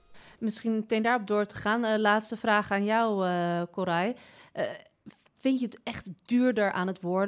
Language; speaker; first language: Dutch; native; Dutch